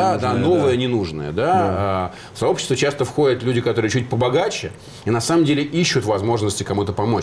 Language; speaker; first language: Russian; native; Russian